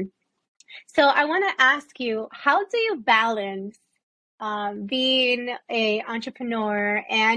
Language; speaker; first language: English; non-native, fluent; Spanish